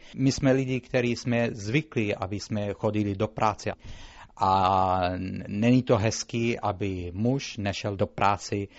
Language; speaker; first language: Czech; non-native, fluent; Arabic